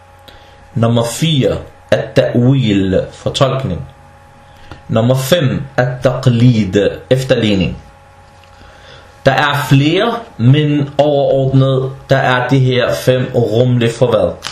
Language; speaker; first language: Danish; early bilingual, other home language; Arabic